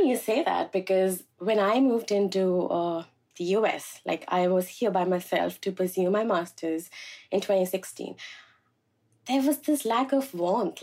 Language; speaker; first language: English; non-native, local second language; Malayalam